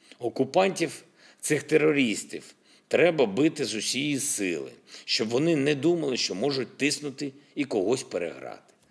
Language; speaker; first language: Ukrainian; non-native, local second language; Russian